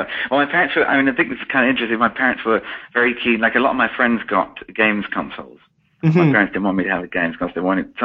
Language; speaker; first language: English; native; English